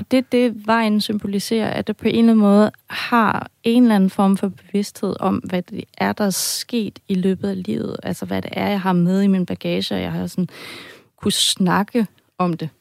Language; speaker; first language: Danish; early bilingual, heritage; Danish